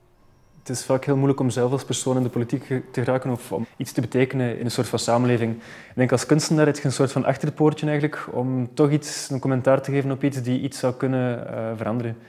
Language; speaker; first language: Dutch; native; Dutch